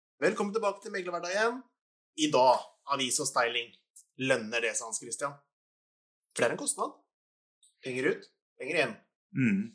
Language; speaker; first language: Norwegian; native; Norwegian